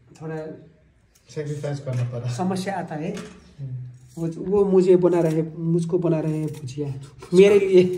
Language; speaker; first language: Hindi; non-native, learner; Nepali